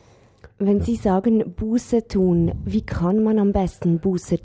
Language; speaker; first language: German; native; German